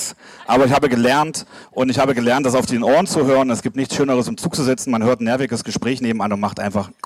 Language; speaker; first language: German; native; German